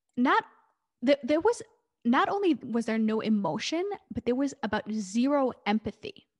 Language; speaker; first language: English; early bilingual, other home language; Hebrew